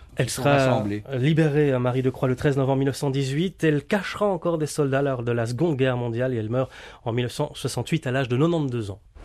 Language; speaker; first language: French; native; French